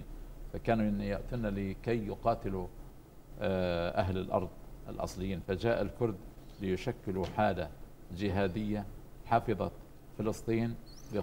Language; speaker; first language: Arabic; native; Arabic